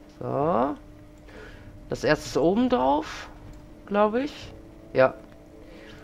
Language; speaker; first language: German; native; German